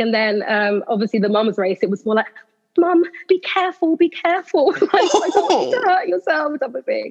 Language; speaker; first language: English; native; English